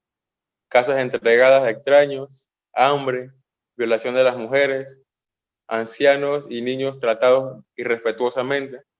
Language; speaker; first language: Spanish; native; Spanish